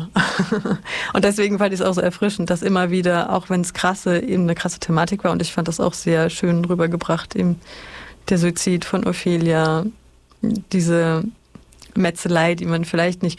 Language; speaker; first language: German; native; German